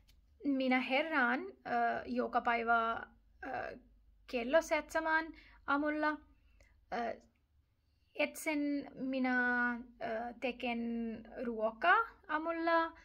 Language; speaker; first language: Finnish; non-native, learner; Urdu